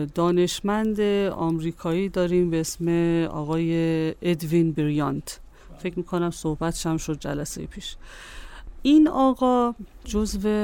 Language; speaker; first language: Persian; native; Persian